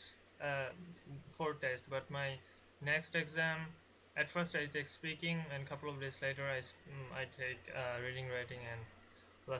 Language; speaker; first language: English; non-native, learner; Bangla